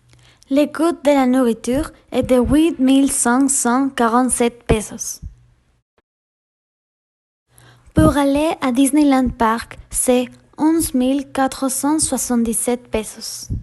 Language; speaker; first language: French; non-native, learner; Spanish